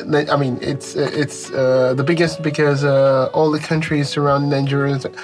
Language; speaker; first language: English; non-native, local second language; Yoruba